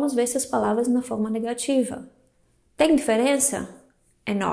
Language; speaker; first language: Portuguese; non-native, fluent; Greek